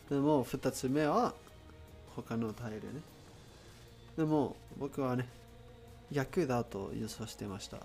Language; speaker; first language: Japanese; non-native, learner; Spanish